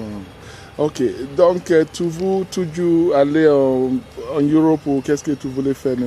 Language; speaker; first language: French; non-native, learner; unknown